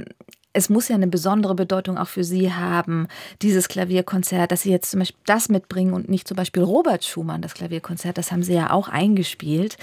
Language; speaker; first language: German; native; German